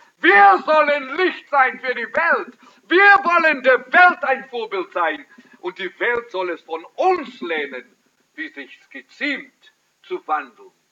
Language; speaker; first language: German; early bilingual, heritage; German